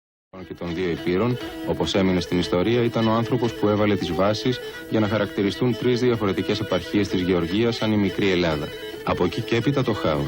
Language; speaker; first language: Greek; native; Greek